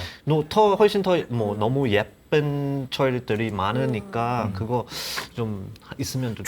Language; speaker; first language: Korean; non-native, learner; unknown